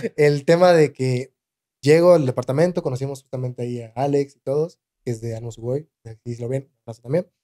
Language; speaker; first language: Spanish; native; Spanish